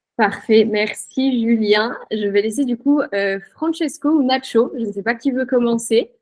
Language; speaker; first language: French; native; French